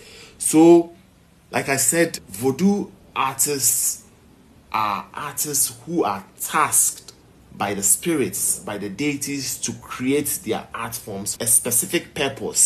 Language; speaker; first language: English; non-native, local second language; Ewe